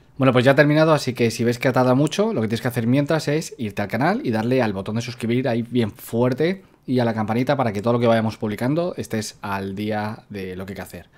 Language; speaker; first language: Spanish; native; Spanish